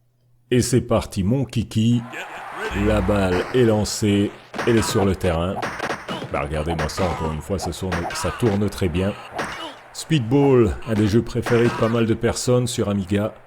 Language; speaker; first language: French; native; French